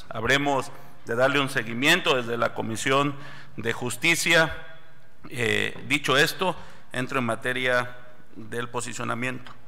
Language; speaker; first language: Spanish; native; Spanish